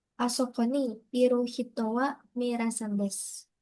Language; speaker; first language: Japanese; non-native, learner; Indonesian